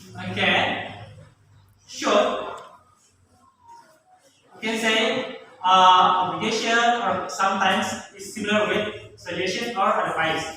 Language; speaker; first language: English; non-native, learner; Indonesian